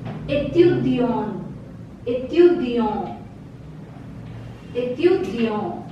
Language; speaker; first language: French; non-native, fluent; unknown